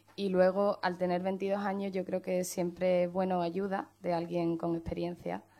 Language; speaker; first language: Spanish; native; Spanish